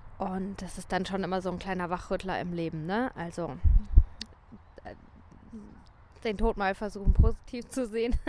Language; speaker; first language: German; native; German